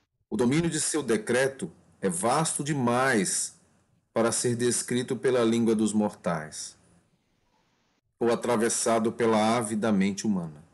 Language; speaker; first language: Portuguese; native; Portuguese